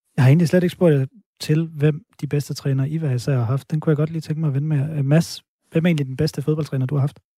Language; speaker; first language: Danish; native; Danish